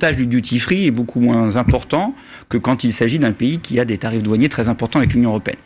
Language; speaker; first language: French; native; French